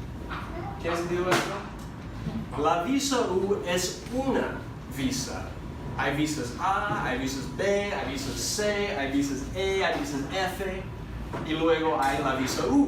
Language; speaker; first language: Spanish; non-native, fluent; English